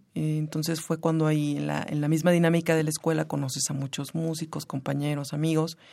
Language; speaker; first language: Spanish; native; Spanish